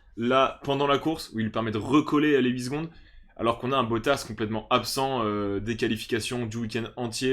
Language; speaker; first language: French; native; French